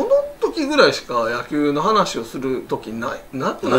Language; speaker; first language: Japanese; native; Japanese